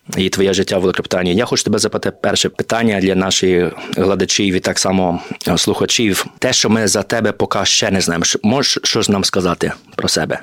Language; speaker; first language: Ukrainian; early bilingual, heritage; Ukrainian